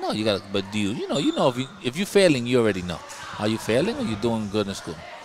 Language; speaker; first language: English; native; English